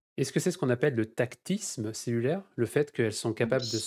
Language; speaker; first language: French; native; French